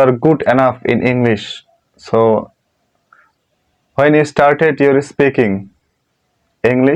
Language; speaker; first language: English; non-native, learner; Bangla